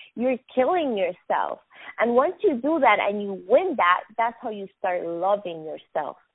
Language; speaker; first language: English; non-native, fluent; Spanish